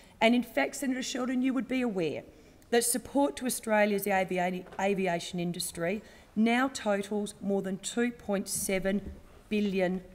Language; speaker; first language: English; native; English